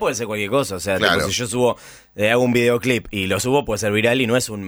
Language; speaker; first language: Spanish; native; Spanish